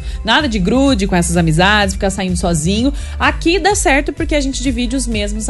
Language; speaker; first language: Portuguese; native; Portuguese